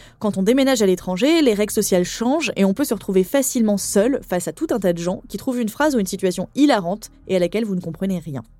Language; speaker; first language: French; native; French